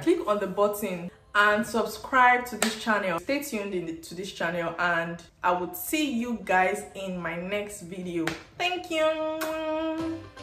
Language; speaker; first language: English; non-native, local second language; Yoruba